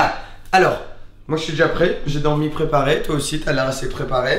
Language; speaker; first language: French; native; French